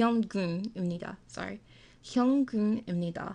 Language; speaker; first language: Korean; non-native, learner; English